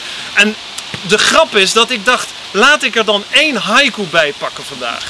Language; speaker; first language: Dutch; native; Dutch